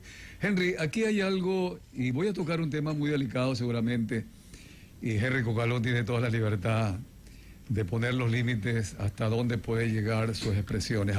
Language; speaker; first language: Spanish; native; Spanish